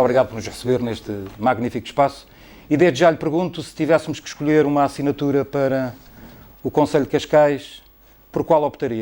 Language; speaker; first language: Portuguese; native; Portuguese